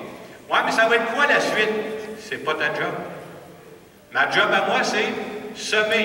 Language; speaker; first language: French; native; French